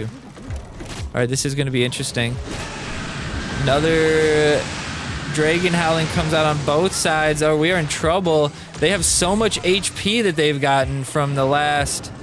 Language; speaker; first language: English; native; English